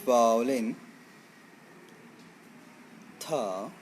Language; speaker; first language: Vietnamese; non-native, learner; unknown